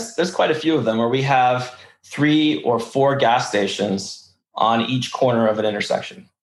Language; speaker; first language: English; early bilingual, other home language; Russian